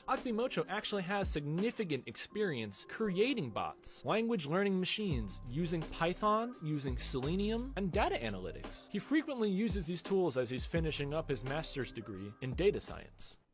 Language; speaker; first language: English; native; English